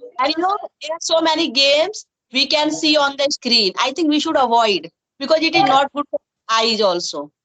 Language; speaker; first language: English; non-native, fluent; Hindi